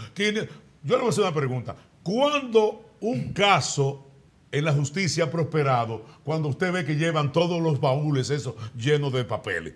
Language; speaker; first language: Spanish; native; Spanish